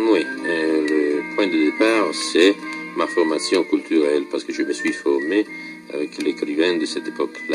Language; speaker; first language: French; non-native, fluent; Italian